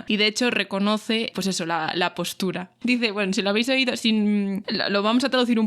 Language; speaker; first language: Spanish; native; Spanish